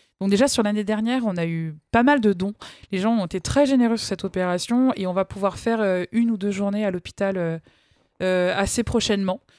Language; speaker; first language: French; native; French